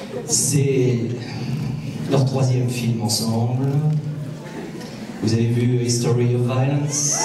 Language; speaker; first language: French; native; French